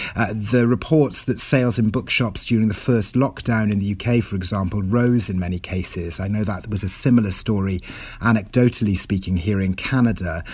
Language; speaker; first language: English; non-native, local second language; Welsh